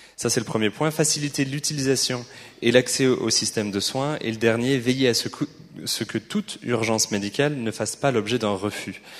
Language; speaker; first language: French; native; French